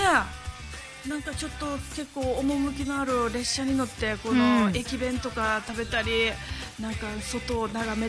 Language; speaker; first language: Japanese; native; Japanese